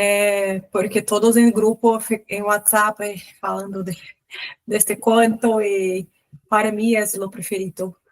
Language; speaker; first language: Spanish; non-native, learner; Portuguese